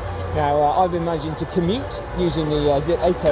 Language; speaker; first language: English; native; English